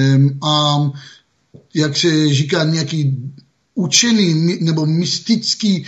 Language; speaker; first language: Czech; non-native, fluent; Hebrew